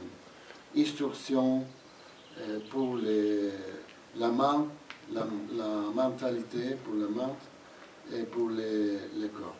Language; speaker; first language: French; non-native, fluent; Spanish